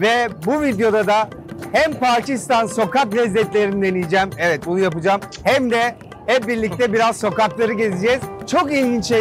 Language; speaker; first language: Turkish; native; Turkish